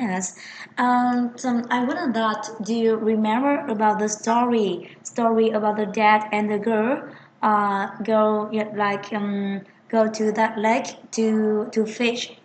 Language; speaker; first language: English; non-native, fluent; Vietnamese